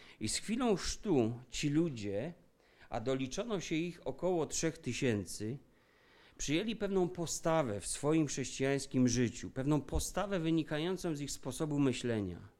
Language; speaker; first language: Polish; native; Polish